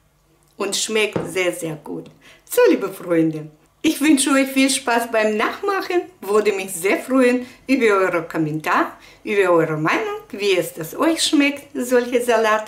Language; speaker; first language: German; non-native, fluent; Russian